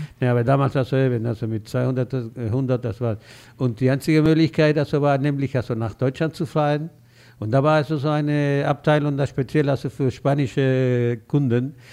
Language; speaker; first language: German; non-native, fluent; Spanish